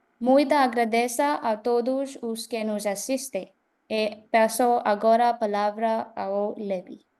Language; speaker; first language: Portuguese; non-native, learner; Konkani